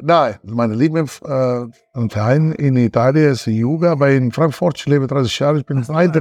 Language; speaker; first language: German; non-native, learner; Italian